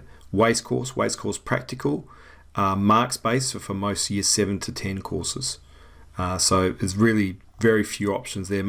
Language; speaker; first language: English; native; English